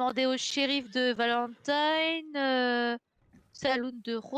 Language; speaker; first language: French; native; French